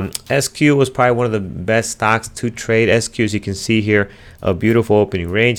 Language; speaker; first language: English; native; English